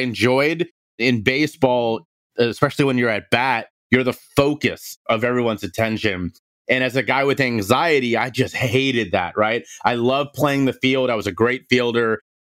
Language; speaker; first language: English; native; English